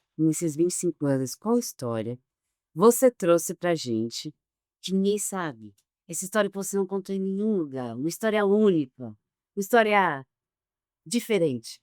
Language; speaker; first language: Portuguese; native; Portuguese